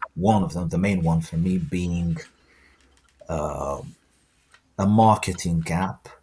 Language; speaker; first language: English; non-native, fluent; Amharic